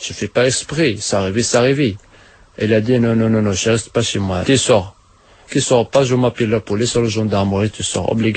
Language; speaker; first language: French; non-native, learner; Arabic